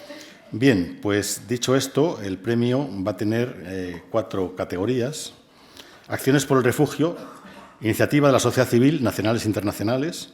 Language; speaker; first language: Spanish; native; Spanish